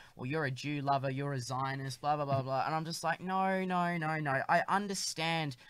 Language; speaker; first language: English; native; English